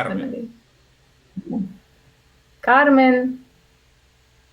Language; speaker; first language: English; non-native, learner; Russian